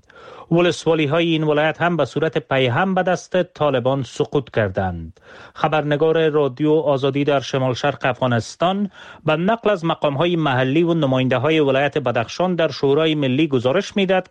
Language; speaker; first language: Persian; native; Persian